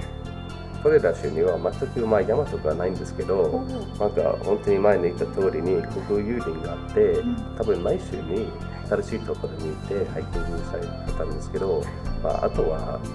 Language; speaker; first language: Japanese; non-native, fluent; English